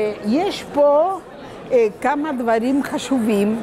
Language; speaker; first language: Hebrew; non-native, local second language; Spanish